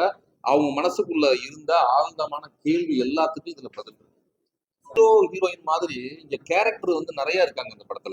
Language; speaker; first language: Tamil; native; Tamil